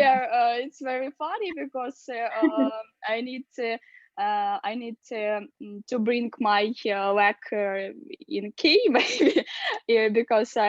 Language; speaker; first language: English; non-native, learner; Russian